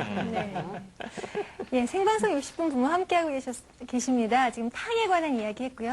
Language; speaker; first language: Korean; native; Korean